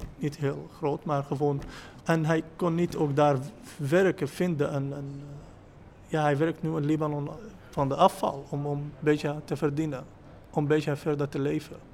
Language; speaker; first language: Dutch; non-native, learner; Arabic